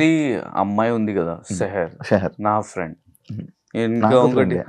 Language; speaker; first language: Telugu; non-native, learner; Hindi